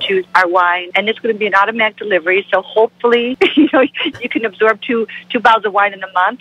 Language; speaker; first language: English; native; English